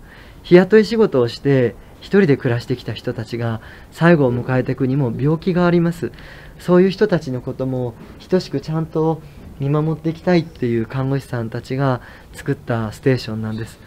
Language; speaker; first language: Japanese; native; Japanese